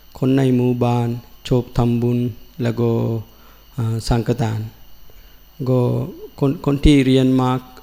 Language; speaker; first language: Thai; non-native, learner; Sinhala